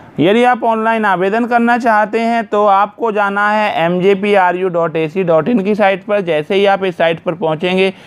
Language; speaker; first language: Hindi; native; Hindi